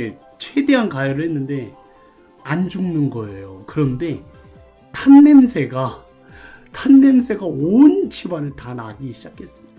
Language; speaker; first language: Korean; native; Korean